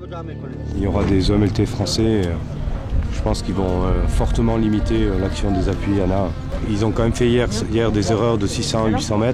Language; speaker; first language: French; native; French